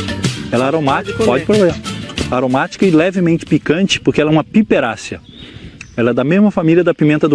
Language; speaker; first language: Portuguese; native; Portuguese